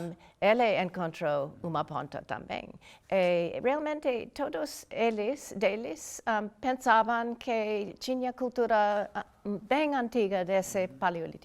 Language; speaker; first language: Portuguese; non-native, learner; English